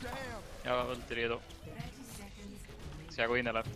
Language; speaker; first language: Swedish; native; Swedish